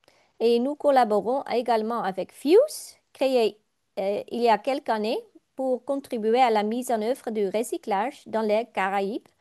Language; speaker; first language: French; non-native, learner; Dutch